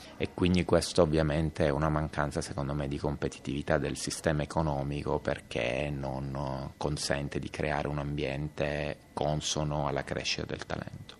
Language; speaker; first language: Italian; native; Italian